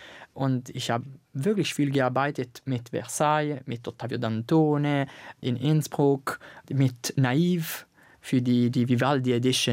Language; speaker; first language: German; non-native, learner; Italian